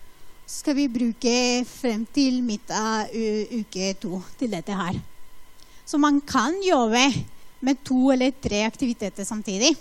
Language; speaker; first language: Norwegian; non-native, fluent; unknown